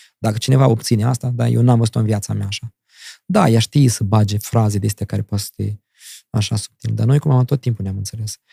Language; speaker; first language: Romanian; native; Romanian